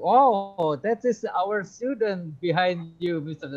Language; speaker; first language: English; non-native, fluent; Indonesian